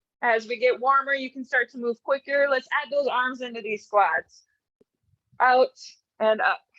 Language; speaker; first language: English; native; English